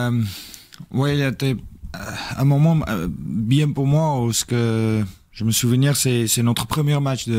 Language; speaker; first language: French; non-native, learner; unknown